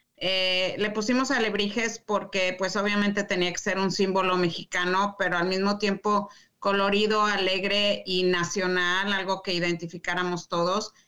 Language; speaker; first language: Spanish; native; Spanish